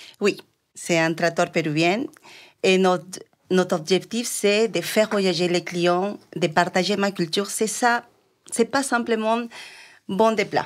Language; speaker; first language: French; non-native, fluent; Spanish